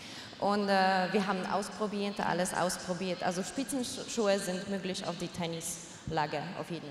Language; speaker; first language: German; non-native, fluent; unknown